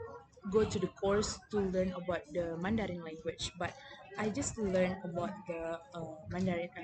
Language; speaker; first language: English; non-native, learner; Indonesian